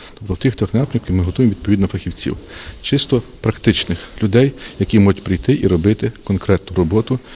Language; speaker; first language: Ukrainian; native; Ukrainian